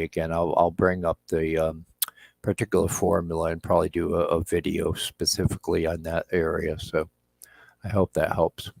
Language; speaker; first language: English; native; English